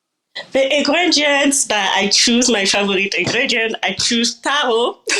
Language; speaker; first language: English; non-native, learner; French